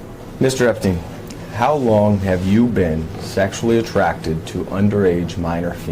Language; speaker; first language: English; native; English